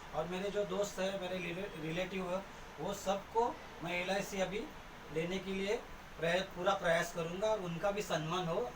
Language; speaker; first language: Hindi; non-native, local second language; Marathi